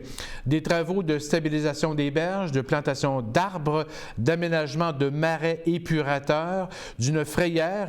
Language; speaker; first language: French; native; French